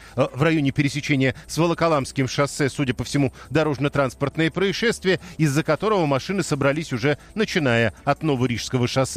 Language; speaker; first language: Russian; native; Russian